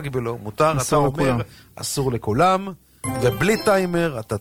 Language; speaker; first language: Hebrew; native; Hebrew